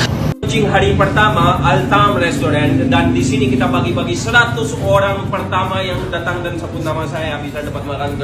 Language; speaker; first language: Indonesian; non-native, fluent; Urdu